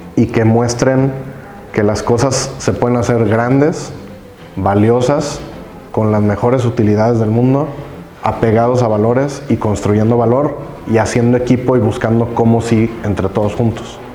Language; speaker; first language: Spanish; native; Spanish